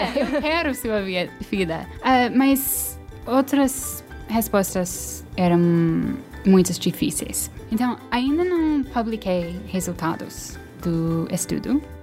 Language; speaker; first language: Portuguese; non-native, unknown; English